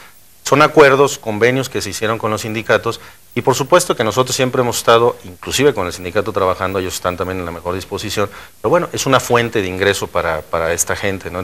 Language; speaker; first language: Spanish; native; Spanish